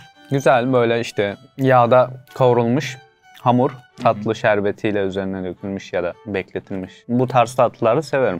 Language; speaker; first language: Turkish; non-native, fluent; Uzbek